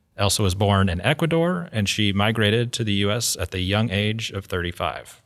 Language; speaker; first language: English; native; English